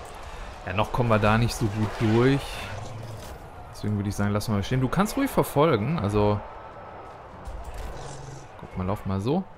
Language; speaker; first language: German; native; German